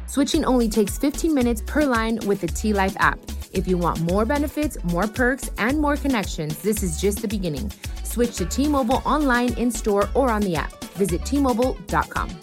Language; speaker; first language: English; early bilingual, other home language; Spanish